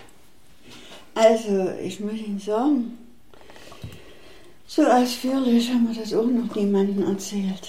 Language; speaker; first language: German; native; German